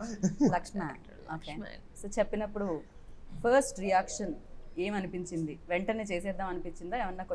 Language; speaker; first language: Telugu; native; Telugu